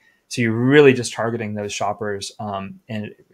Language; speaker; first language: English; native; English